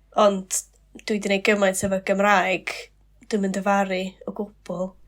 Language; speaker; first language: Welsh; non-native, local second language; English